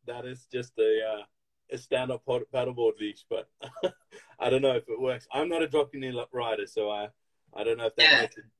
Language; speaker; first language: English; native; English